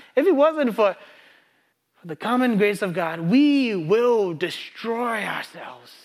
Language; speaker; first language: English; non-native, local second language; Akan